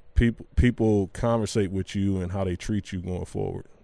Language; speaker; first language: English; native; English